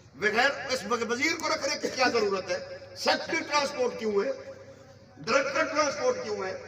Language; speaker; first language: Urdu; non-native, local second language; Punjabi